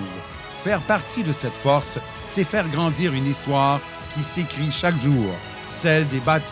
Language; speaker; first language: French; native; French